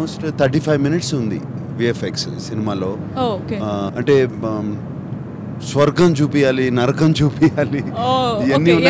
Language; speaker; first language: Telugu; native; Telugu